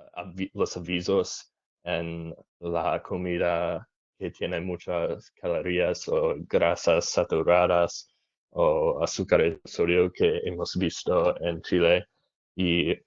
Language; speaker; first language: Spanish; non-native, learner; English